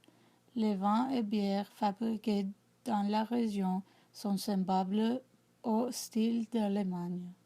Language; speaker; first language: French; non-native, learner; English